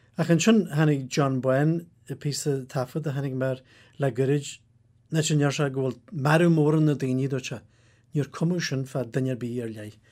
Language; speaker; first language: Irish; native; Irish